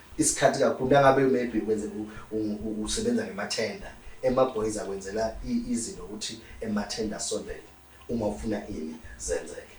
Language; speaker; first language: Zulu; native; Zulu